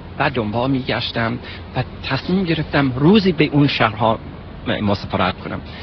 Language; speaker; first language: Persian; non-native, fluent; English